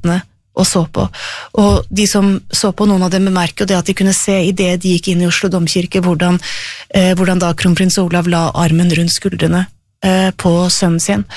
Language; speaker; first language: Norwegian; native; Norwegian